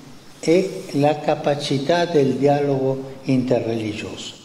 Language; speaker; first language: Italian; non-native, fluent; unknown